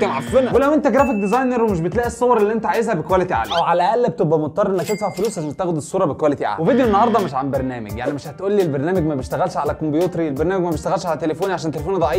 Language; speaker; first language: Arabic; native; Arabic